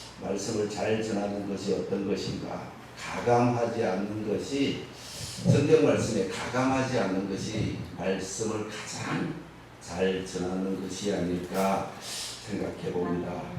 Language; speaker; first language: Korean; native; Korean